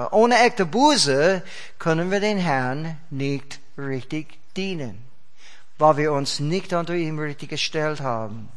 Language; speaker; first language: German; non-native, fluent; English